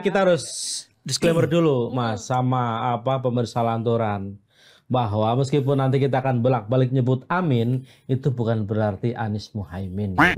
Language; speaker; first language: Indonesian; native; Indonesian